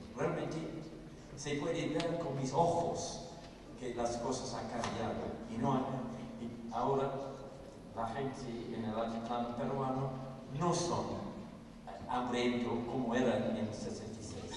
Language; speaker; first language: Spanish; non-native, fluent; English